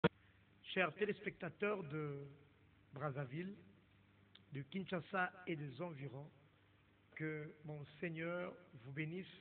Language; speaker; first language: French; non-native, local second language; Lingala